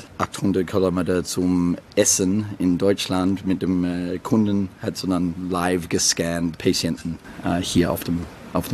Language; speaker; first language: German; non-native, learner; English